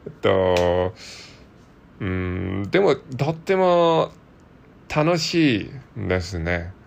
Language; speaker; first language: Japanese; non-native, learner; Cantonese